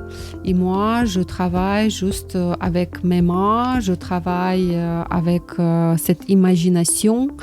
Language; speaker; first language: French; non-native, learner; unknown